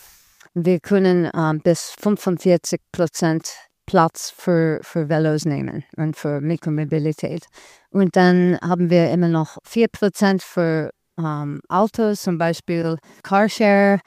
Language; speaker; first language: German; non-native, learner; English